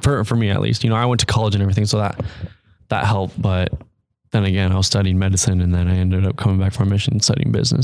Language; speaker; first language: English; native; English